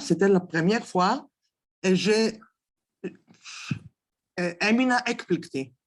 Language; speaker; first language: French; non-native, learner; Greek